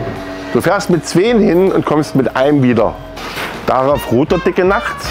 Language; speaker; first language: German; native; German